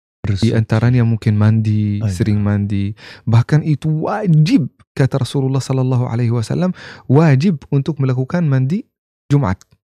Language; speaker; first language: Indonesian; non-native, fluent; Arabic